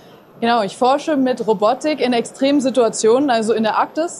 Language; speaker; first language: German; native; German